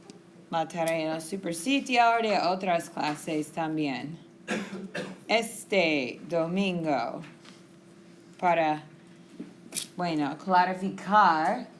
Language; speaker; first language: Spanish; non-native, fluent; English